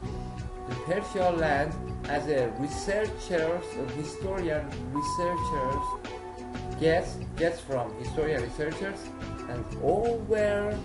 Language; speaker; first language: English; non-native, learner; Persian